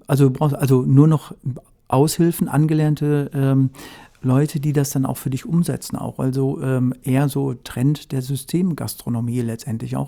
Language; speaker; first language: German; native; German